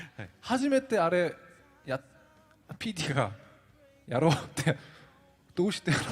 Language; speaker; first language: Japanese; non-native, learner; Korean